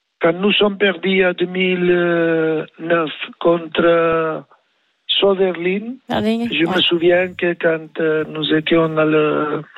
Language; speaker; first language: French; non-native, learner; Spanish